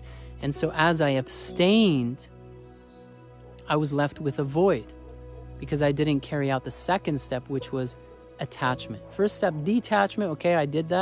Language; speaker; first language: English; native; English